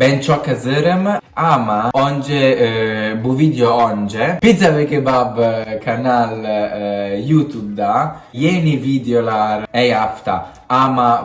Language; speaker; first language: Turkish; non-native, learner; Italian